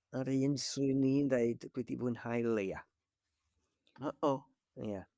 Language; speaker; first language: Welsh; native; Welsh